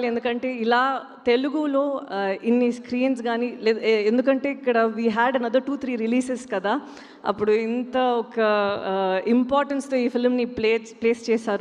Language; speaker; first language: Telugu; non-native, fluent; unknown